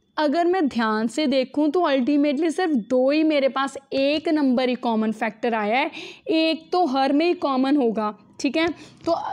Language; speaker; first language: Hindi; native; Hindi